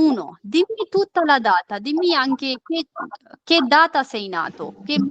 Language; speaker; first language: Italian; non-native, fluent; Urdu